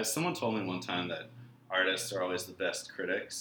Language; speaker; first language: English; native; English